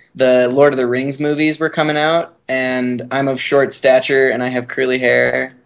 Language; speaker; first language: English; native; English